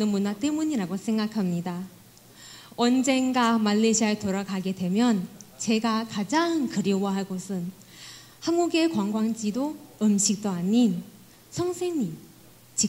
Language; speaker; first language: Korean; non-native, fluent; Chinese